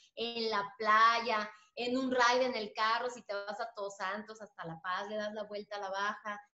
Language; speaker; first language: Spanish; native; Spanish